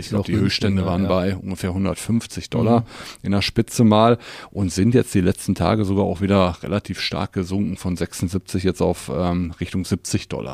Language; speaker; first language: German; native; German